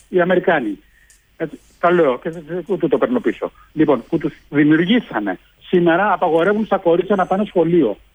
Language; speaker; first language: Greek; early bilingual, heritage; Greek